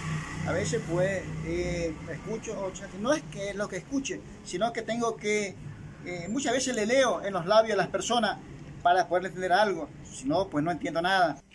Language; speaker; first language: Spanish; native; Spanish